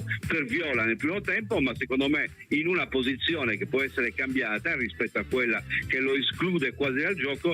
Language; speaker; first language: Italian; native; Italian